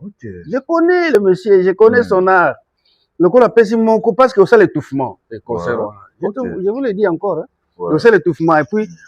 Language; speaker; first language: French; non-native, local second language; Lingala